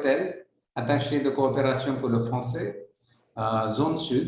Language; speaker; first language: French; non-native, fluent; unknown